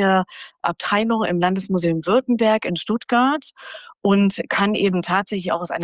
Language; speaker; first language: German; native; German